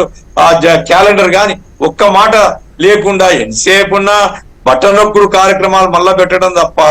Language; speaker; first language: Telugu; native; Telugu